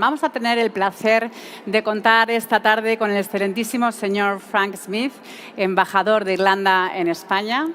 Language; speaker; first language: Spanish; native; Spanish